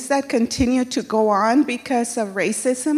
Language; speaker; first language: English; early bilingual, other home language; Spanish